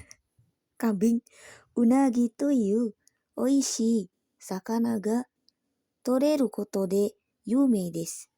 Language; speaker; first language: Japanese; non-native, learner; Indonesian